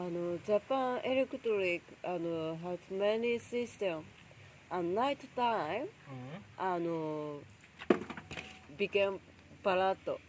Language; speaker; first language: English; non-native, learner; Japanese